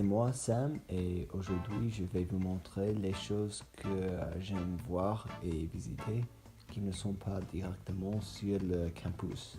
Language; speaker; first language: French; non-native, learner; English